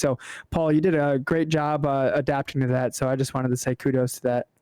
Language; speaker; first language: English; native; English